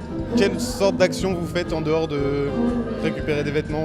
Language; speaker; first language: French; native; French